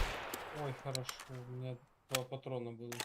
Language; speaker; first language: Russian; native; Russian